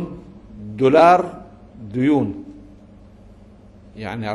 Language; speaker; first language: Arabic; native; Arabic